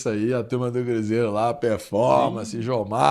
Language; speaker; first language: Portuguese; native; Portuguese